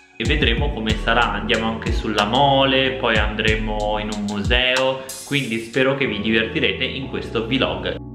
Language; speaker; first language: Italian; native; Italian